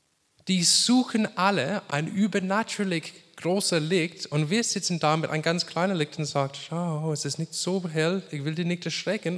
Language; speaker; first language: German; non-native, fluent; English